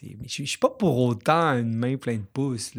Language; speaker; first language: French; native; French